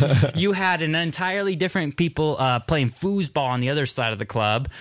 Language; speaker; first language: English; native; English